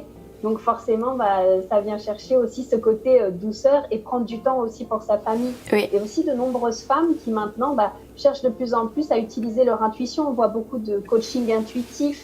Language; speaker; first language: French; native; French